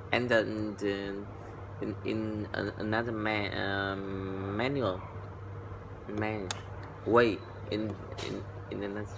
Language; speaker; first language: English; non-native, learner; Vietnamese